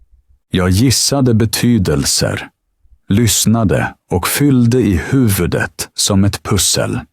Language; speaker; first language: Swedish; non-native, fluent; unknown